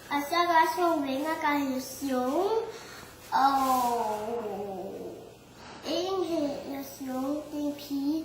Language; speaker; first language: Danish; early bilingual, heritage; Danish